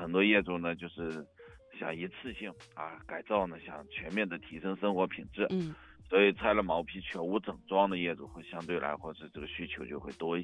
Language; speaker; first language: Chinese; native; Chinese